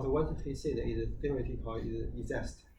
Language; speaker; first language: English; non-native, learner; Chinese